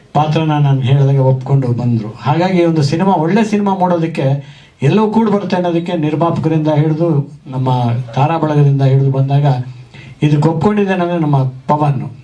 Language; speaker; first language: Kannada; native; Kannada